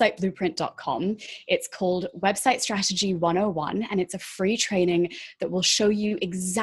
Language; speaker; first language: English; native; English